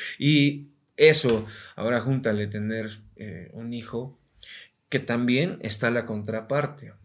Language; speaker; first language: Spanish; native; Spanish